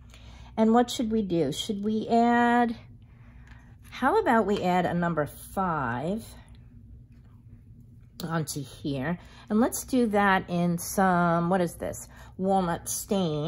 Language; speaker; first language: English; native; English